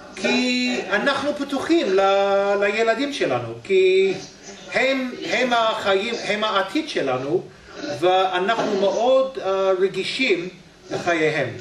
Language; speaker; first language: Hebrew; non-native, fluent; English